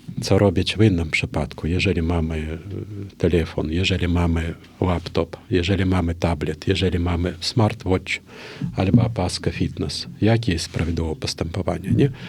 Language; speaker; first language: Polish; non-native, fluent; Russian